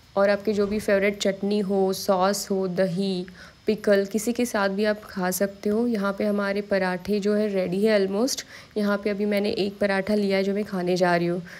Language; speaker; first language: Hindi; non-native, local second language; Marathi